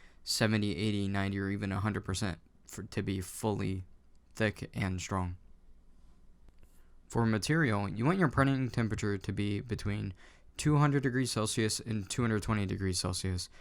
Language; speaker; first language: English; native; English